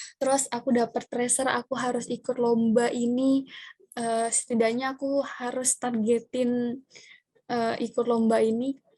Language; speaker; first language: Indonesian; non-native, local second language; Madurese